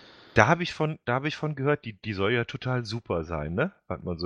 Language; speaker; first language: German; native; German